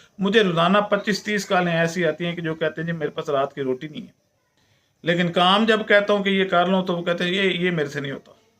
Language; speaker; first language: Urdu; non-native, local second language; Punjabi